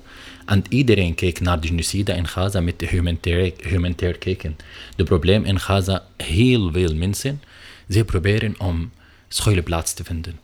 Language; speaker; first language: Dutch; non-native, learner; Arabic